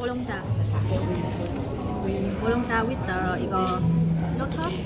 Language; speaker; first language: Korean; non-native, learner; Vietnamese